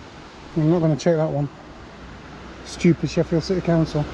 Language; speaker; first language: English; native; English